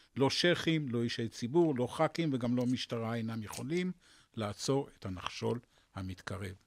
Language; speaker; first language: Hebrew; native; Hebrew